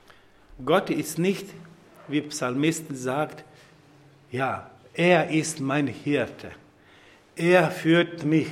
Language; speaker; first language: German; non-native, fluent; Croatian